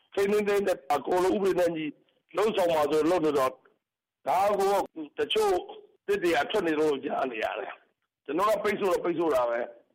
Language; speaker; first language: Burmese; native; Burmese